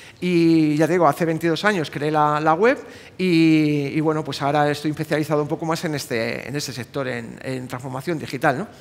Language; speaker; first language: Spanish; native; Spanish